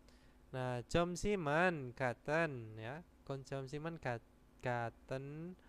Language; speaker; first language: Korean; non-native, fluent; Indonesian